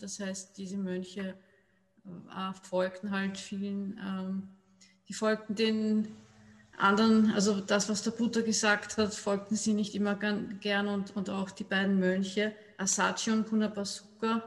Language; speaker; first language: German; native; German